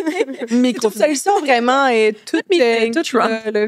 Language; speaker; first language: French; native; French